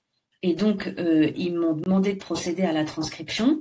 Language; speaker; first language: French; native; French